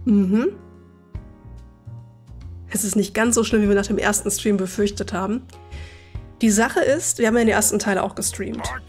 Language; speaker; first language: German; native; German